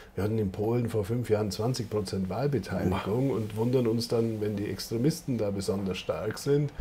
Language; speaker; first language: German; native; German